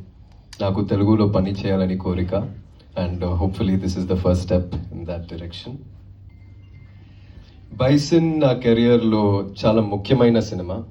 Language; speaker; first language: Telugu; non-native, learner; Tamil